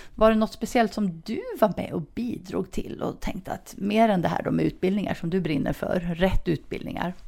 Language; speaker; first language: Swedish; native; Swedish